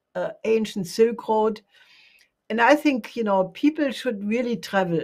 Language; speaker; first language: English; non-native, fluent; German